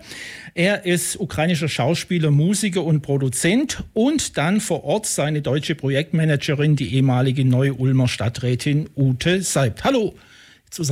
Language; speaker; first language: German; native; German